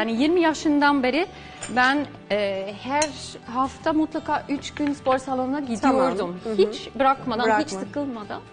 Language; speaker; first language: Turkish; non-native, fluent; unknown